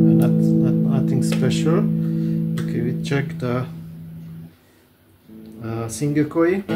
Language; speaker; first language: English; non-native, learner; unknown